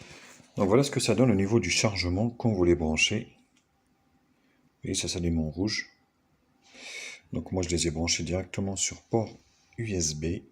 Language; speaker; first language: French; native; French